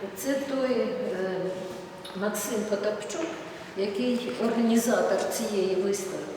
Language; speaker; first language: Ukrainian; native; Ukrainian